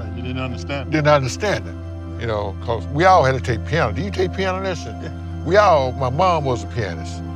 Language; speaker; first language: English; native; English